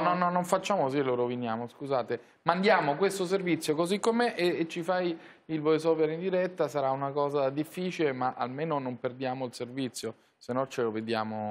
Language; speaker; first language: Italian; native; Italian